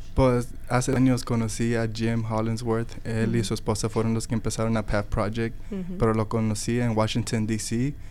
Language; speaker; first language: Spanish; early bilingual, heritage; Spanish